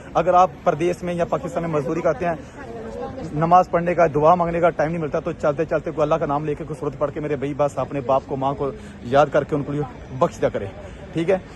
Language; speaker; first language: Urdu; non-native, local second language; Punjabi